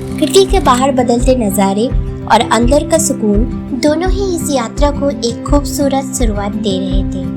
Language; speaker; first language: Hindi; non-native, local second language; Bangla